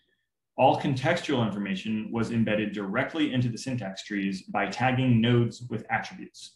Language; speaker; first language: English; native; English